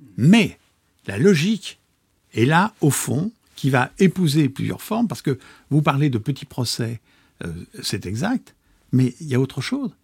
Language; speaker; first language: French; native; French